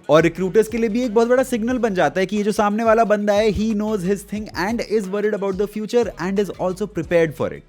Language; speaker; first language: Hindi; native; Hindi